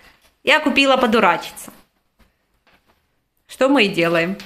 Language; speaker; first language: Russian; native; Russian